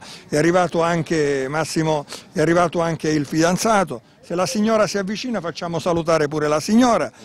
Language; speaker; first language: Italian; native; Italian